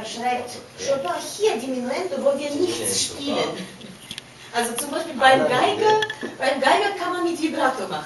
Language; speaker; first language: German; non-native, fluent; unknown